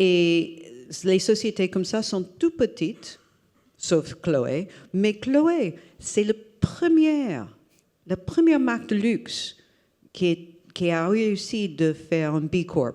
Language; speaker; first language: French; non-native, fluent; English